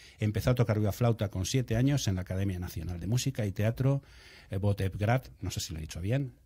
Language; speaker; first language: Spanish; native; Spanish